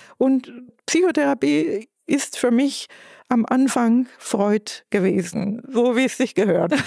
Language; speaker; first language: German; non-native, fluent; Turkish